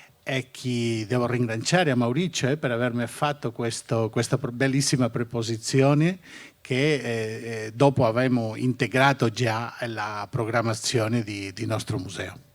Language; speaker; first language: Italian; non-native, fluent; Catalan